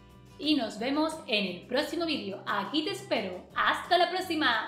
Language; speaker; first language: Spanish; native; Spanish